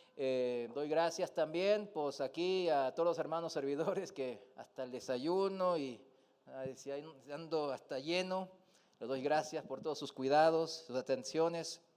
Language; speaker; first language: Spanish; non-native, fluent; Korean